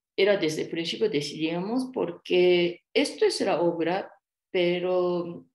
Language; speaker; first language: Spanish; non-native, fluent; Japanese